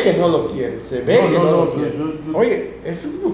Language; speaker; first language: Spanish; native; Spanish